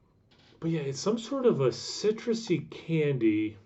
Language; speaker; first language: English; native; English